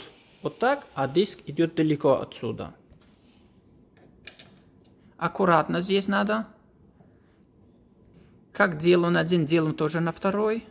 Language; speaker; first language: Russian; non-native, learner; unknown